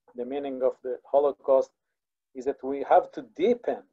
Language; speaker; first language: English; non-native, fluent; Hebrew